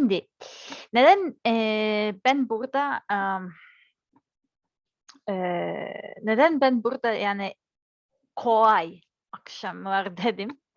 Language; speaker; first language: Turkish; non-native, learner; Serbian